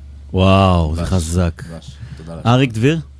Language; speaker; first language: Hebrew; native; Hebrew